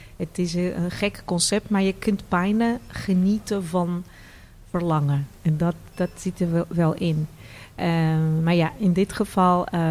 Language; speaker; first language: Dutch; non-native, fluent; Portuguese